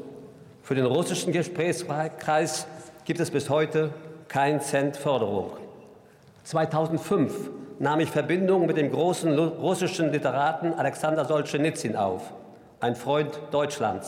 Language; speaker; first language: German; native; German